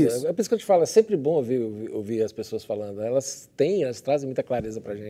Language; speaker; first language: Portuguese; native; Portuguese